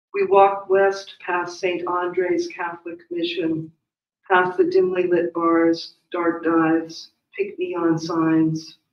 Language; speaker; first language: English; native; English